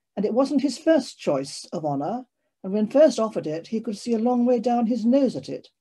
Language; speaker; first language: English; native; English